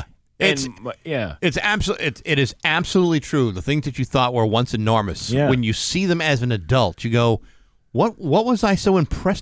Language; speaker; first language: English; native; English